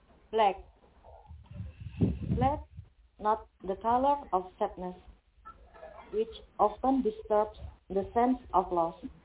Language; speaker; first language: English; non-native, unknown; Indonesian